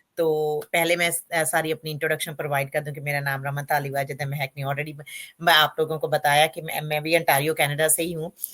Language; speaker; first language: Hindi; non-native, local second language; Punjabi